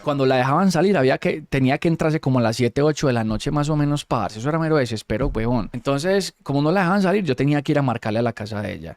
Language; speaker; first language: Spanish; native; Spanish